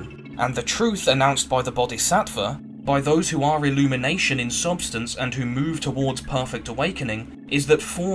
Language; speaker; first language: English; native; English